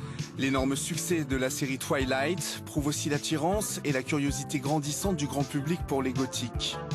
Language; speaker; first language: French; native; French